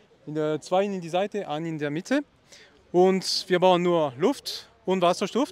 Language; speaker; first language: German; non-native, learner; Italian